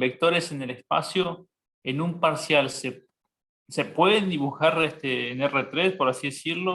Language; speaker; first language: Spanish; native; Spanish